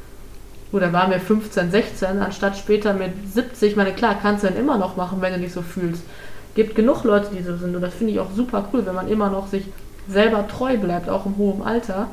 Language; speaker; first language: German; native; German